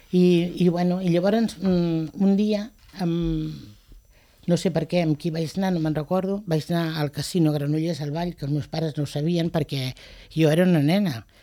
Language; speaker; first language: Catalan; non-native, local second language; Spanish